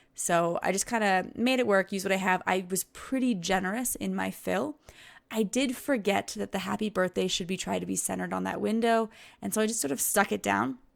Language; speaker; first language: English; native; English